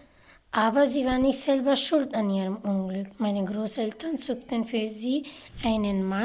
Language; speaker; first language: German; early bilingual, other home language; Bangla